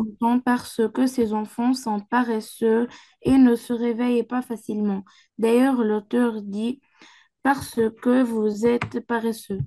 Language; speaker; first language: French; non-native, learner; Arabic